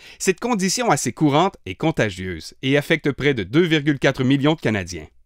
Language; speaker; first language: French; native; French